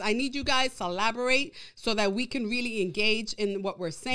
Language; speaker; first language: English; early bilingual, other home language; Spanish